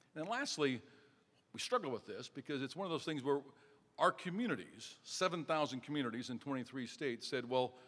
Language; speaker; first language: English; native; English